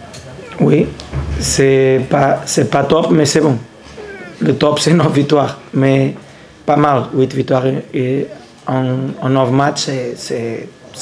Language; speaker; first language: French; non-native, learner; Portuguese